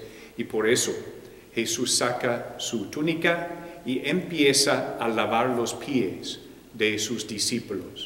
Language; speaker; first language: Spanish; non-native, fluent; English